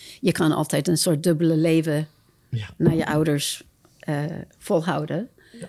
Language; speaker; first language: Dutch; non-native, fluent; English